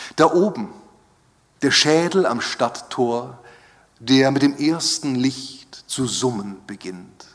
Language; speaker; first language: German; native; German